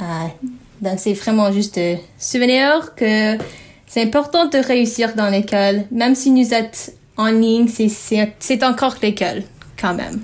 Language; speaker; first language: French; non-native, learner; English